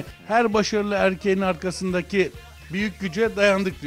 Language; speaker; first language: Turkish; native; Turkish